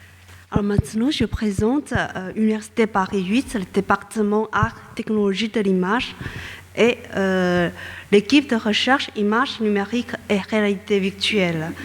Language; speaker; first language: French; non-native, fluent; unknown